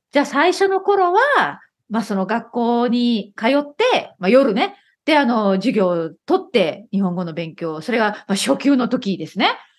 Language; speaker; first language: Japanese; native; Japanese